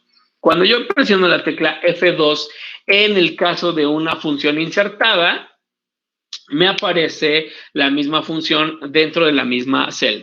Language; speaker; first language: Spanish; native; Spanish